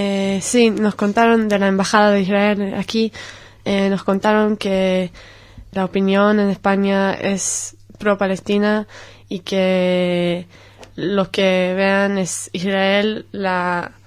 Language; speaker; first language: Spanish; non-native, fluent; Hebrew